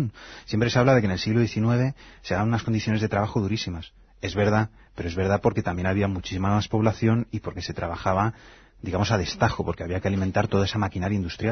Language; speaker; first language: Spanish; native; Spanish